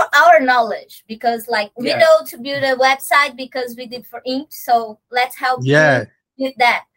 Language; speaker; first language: English; non-native, learner; Portuguese